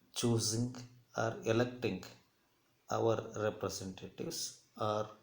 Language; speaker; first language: English; non-native, local second language; Kannada